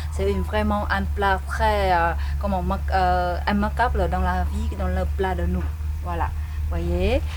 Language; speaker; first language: French; non-native, fluent; Vietnamese